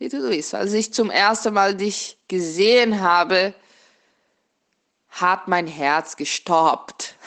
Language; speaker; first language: German; non-native, fluent; Portuguese